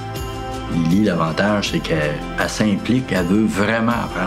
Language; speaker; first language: French; native; French